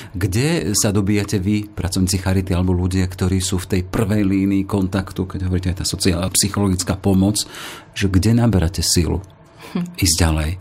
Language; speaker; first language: Slovak; native; Slovak